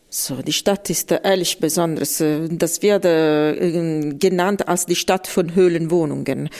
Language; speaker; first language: German; non-native, fluent; Italian